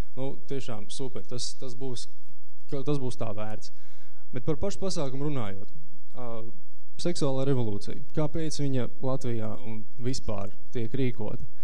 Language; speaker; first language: Latvian; native; Latvian